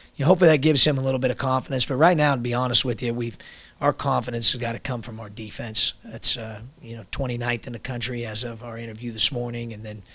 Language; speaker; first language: English; native; English